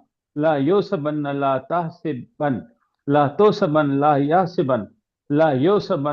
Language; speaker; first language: Arabic; non-native, learner; Urdu